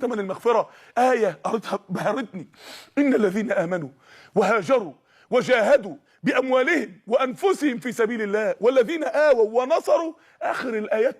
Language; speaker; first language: Arabic; native; Arabic